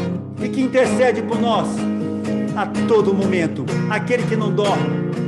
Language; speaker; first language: Portuguese; native; Portuguese